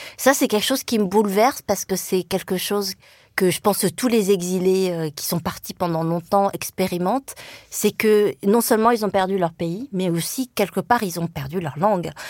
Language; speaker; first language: French; early bilingual, other home language; Vietnamese